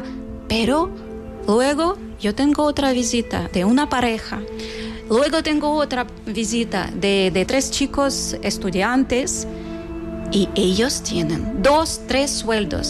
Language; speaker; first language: Spanish; non-native, fluent; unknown